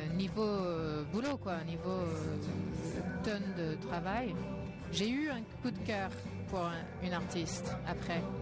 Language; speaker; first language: French; non-native, fluent; English